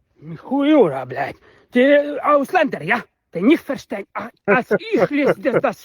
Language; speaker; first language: German; non-native, learner; Russian